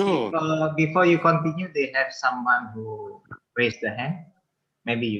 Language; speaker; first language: English; non-native, local second language; Indonesian